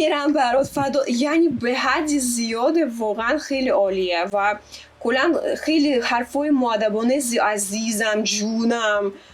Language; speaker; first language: Persian; non-native, fluent; Russian